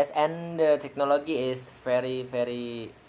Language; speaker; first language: English; non-native, learner; Indonesian